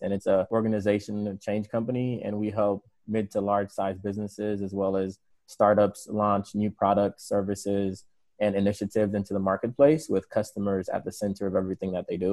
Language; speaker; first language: English; native; English